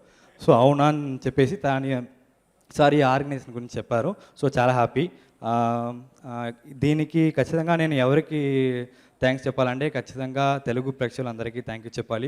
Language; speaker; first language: Telugu; non-native, learner; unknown